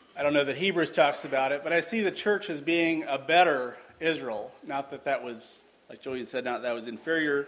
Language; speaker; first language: English; native; English